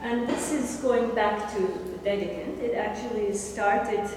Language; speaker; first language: English; non-native, fluent; Turkish